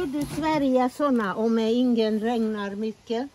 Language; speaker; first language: Swedish; non-native, learner; Thai